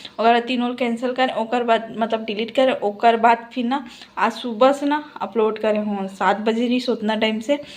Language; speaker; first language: Hindi; native; Hindi